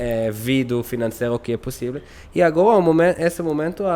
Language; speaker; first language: Portuguese; non-native, learner; Hebrew